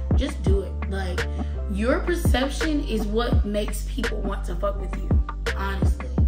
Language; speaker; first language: English; native; English